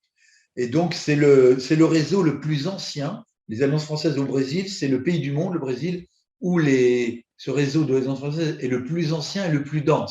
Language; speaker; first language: French; native; French